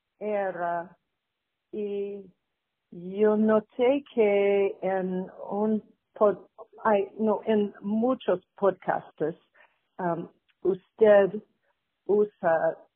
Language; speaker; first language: Spanish; non-native, learner; English